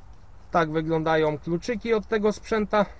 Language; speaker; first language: Polish; native; Polish